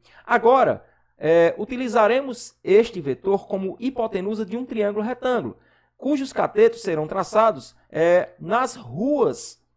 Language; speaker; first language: Portuguese; native; Portuguese